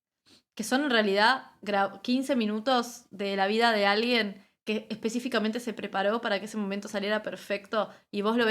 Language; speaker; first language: Spanish; native; Spanish